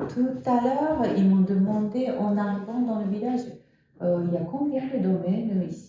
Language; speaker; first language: French; non-native, fluent; Japanese